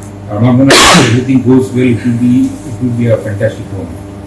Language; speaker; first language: English; non-native, local second language; Bangla